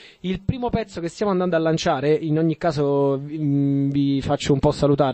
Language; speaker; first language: Italian; native; Italian